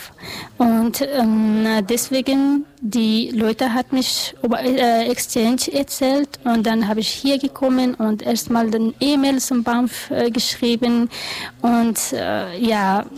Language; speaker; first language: German; non-native, learner; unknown